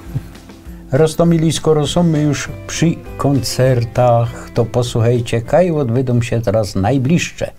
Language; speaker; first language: Polish; native; Polish